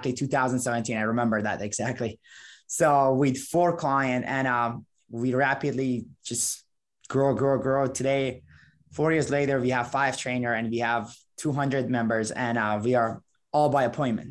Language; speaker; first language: English; non-native, fluent; Persian